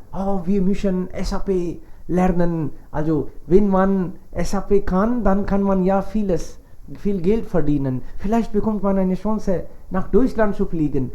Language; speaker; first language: German; non-native, fluent; Hindi